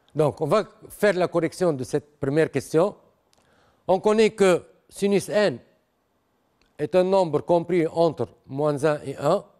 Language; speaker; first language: French; non-native, local second language; Arabic